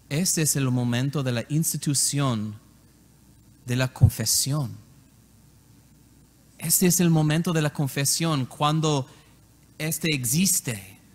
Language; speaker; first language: Spanish; non-native, learner; English